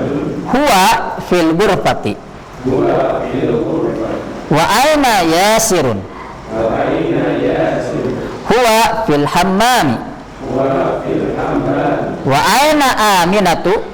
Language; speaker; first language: Arabic; non-native, fluent; Indonesian